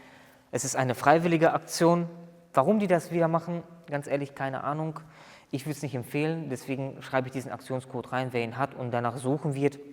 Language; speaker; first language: German; native; German